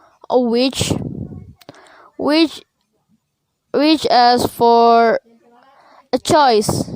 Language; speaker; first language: English; non-native, learner; Indonesian